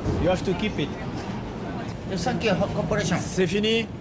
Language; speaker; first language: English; non-native, learner; French